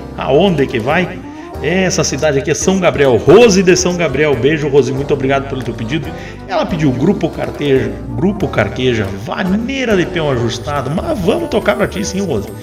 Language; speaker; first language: Portuguese; native; Portuguese